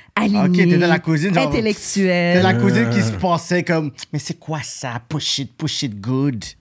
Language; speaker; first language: French; native; French